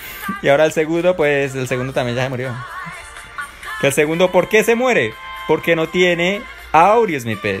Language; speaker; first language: Spanish; native; Spanish